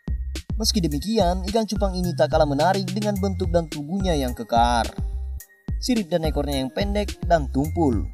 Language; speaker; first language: Indonesian; native; Indonesian